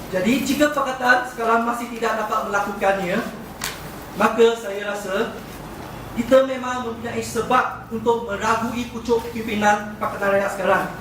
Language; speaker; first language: Malay; non-native, local second language; Chinese